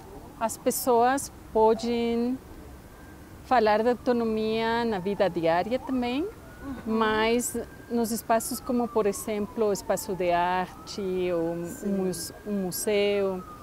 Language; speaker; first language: Portuguese; non-native, fluent; Spanish